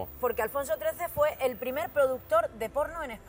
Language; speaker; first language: Spanish; native; Spanish